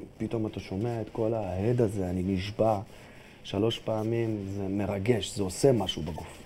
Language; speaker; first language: Hebrew; early bilingual, other home language; Russian